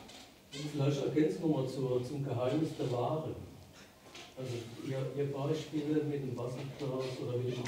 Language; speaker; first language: German; native; German